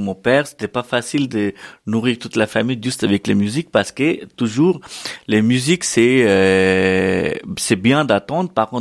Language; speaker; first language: French; non-native, learner; Hindi